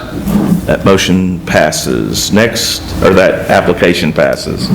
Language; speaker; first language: English; native; English